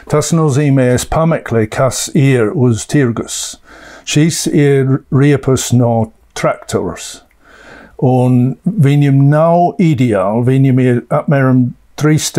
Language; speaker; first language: Latvian; non-native, learner; English